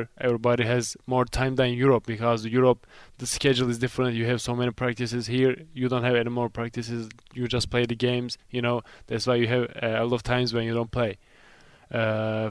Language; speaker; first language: English; non-native, fluent; Turkish